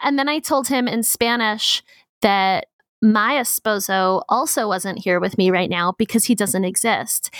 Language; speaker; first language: English; native; English